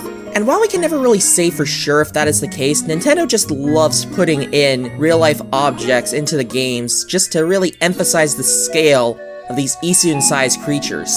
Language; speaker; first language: English; native; English